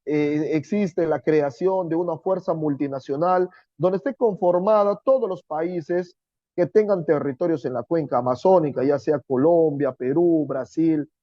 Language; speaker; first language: Spanish; native; Spanish